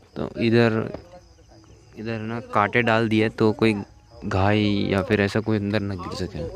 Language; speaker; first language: Hindi; non-native, local second language; Marwari